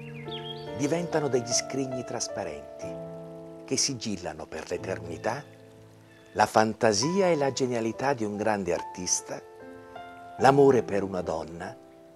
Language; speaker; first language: Italian; native; Italian